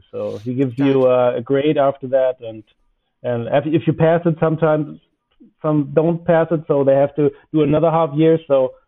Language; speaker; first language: English; non-native, fluent; German